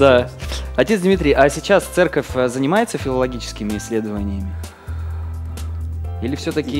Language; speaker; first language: Russian; native; Russian